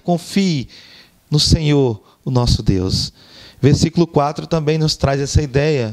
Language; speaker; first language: Portuguese; native; Portuguese